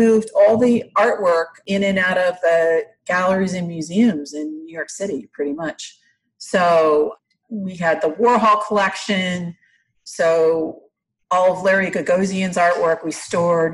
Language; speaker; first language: English; native; English